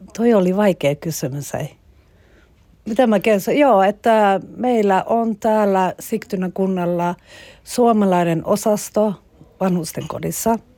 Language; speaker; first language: Finnish; early bilingual, heritage; Finnish